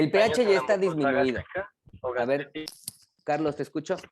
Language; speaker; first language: Spanish; native; Spanish